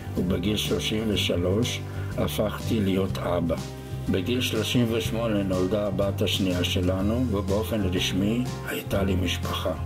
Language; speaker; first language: Hebrew; non-native, fluent; Romanian